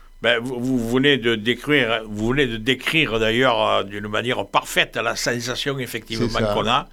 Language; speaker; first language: French; native; French